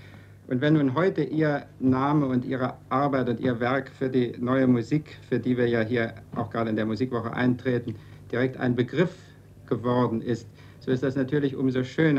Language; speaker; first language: German; native; German